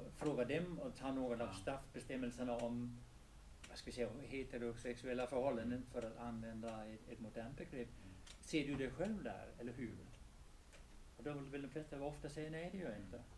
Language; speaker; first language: Swedish; non-native, fluent; Danish